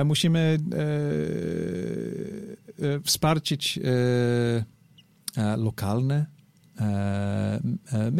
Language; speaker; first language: Polish; non-native, learner; English